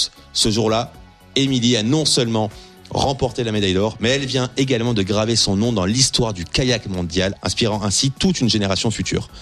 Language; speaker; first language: French; native; French